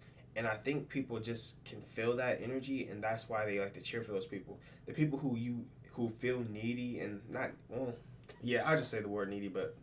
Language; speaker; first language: English; native; English